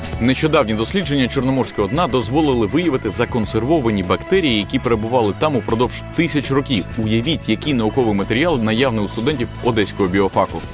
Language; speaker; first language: Ukrainian; native; Ukrainian